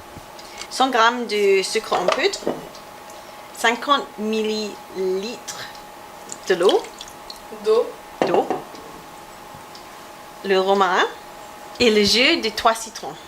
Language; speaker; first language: French; non-native, fluent; English